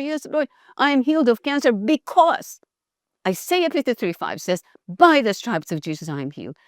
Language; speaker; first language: English; non-native, local second language; Filipino